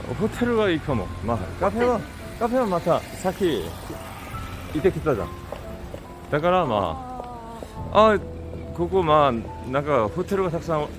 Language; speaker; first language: Japanese; non-native, learner; Korean